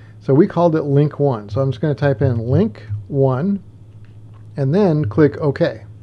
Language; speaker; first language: English; native; English